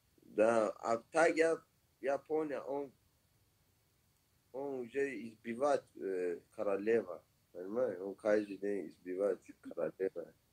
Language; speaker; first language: Russian; non-native, learner; Persian